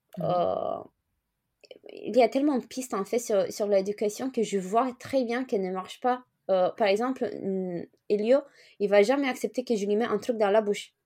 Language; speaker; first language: French; non-native, fluent; Romanian